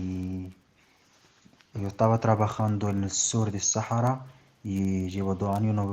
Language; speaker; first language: Spanish; non-native, learner; Arabic